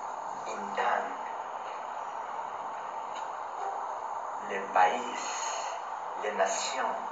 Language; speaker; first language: French; non-native, learner; Spanish